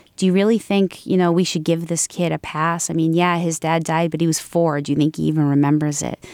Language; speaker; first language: English; native; English